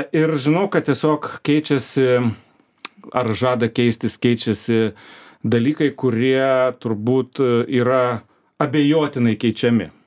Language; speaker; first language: Lithuanian; native; Lithuanian